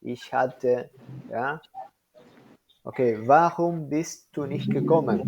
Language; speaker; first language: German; non-native, fluent; Spanish